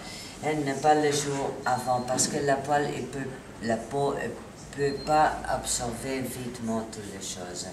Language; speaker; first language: French; non-native, learner; Italian